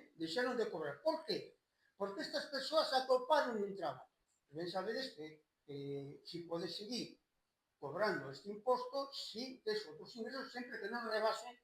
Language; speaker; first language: Galician; native; Galician